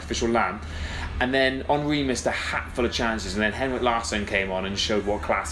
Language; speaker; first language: English; native; English